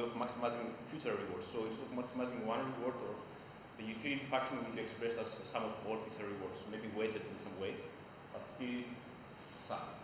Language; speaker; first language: English; non-native, fluent; Greek